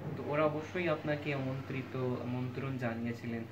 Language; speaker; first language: Bangla; non-native, fluent; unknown